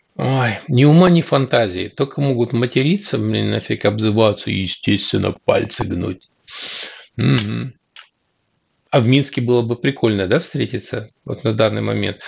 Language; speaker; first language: Russian; native; Russian